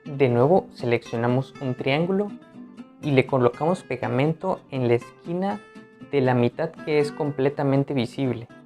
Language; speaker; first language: Spanish; native; Spanish